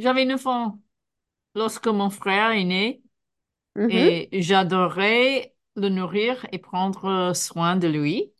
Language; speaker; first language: French; non-native, fluent; English